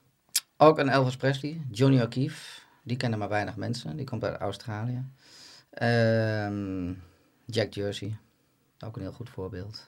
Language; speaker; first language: Dutch; native; Dutch